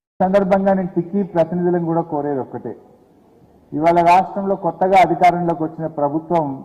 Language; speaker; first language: Telugu; native; Telugu